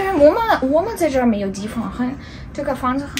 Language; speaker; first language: Chinese; non-native, learner; Ukrainian